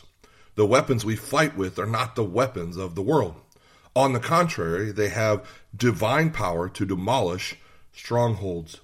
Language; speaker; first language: English; native; English